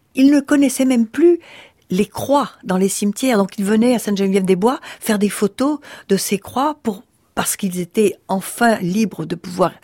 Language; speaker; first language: French; early bilingual, other home language; Russian